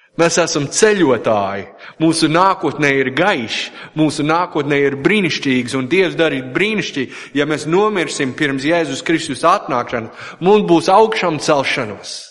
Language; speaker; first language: Latvian; non-native, fluent; English